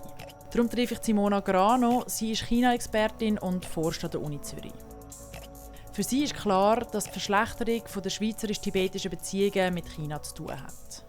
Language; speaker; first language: German; native; German